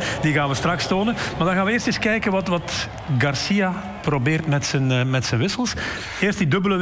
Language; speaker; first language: Dutch; native; Dutch